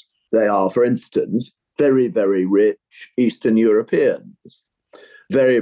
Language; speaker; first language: English; native; English